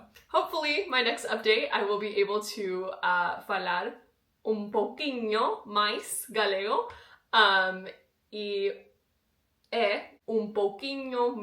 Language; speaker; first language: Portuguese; non-native, learner; English